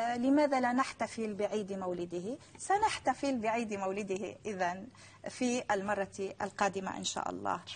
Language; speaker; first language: Arabic; native; Arabic